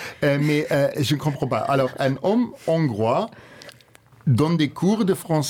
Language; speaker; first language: French; non-native, local second language; Luxembourgish